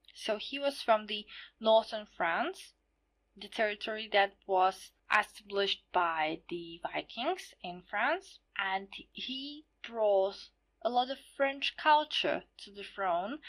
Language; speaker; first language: English; non-native, fluent; Slovak